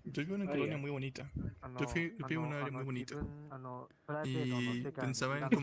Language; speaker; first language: Spanish; native; Spanish